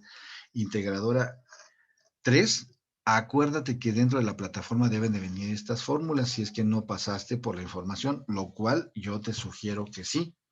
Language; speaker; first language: Spanish; native; Spanish